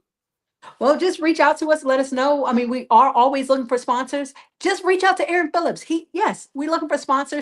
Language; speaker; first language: English; native; English